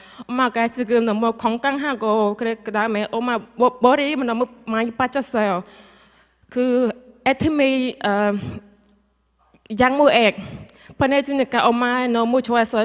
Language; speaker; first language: Korean; non-native, learner; Khmer